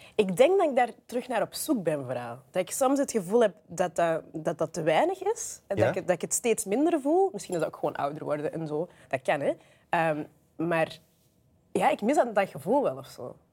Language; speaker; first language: Dutch; native; Dutch